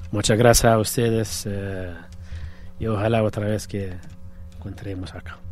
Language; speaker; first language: Spanish; non-native, fluent; Arabic